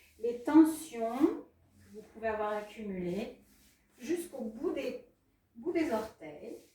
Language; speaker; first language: French; non-native, fluent; Spanish